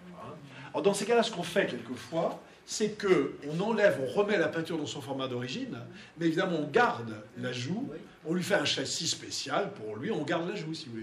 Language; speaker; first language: French; native; French